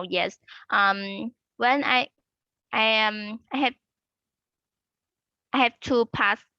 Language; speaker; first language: English; non-native, learner; Vietnamese